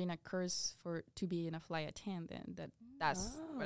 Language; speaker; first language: English; non-native, fluent; Spanish